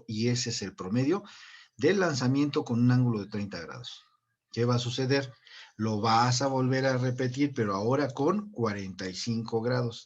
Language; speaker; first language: Spanish; native; Spanish